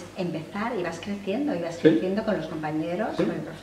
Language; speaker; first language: Spanish; native; Spanish